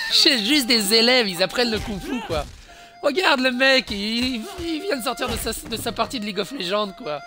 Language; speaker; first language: French; native; French